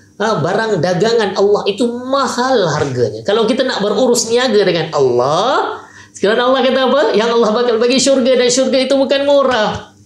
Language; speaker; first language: Malay; native; Malay